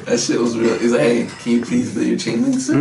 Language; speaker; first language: English; native; English